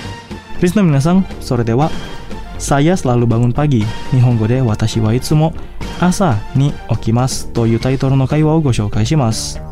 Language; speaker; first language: Japanese; non-native, fluent; Indonesian